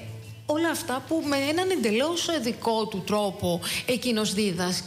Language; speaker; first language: Greek; native; Greek